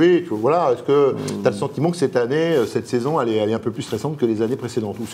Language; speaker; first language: French; native; French